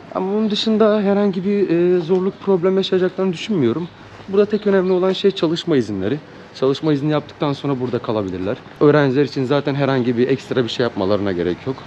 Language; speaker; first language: Turkish; native; Turkish